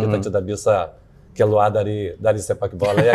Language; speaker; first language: Indonesian; non-native, fluent; Portuguese